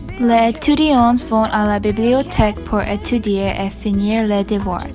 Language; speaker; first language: French; non-native, learner; English